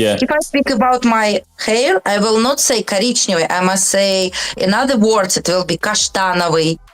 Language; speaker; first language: English; non-native, learner; Russian